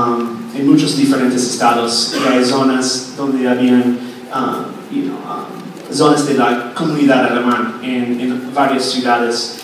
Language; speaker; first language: Spanish; non-native, fluent; English